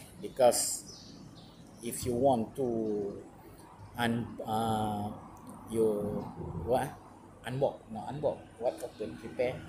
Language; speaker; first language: English; non-native, learner; Malay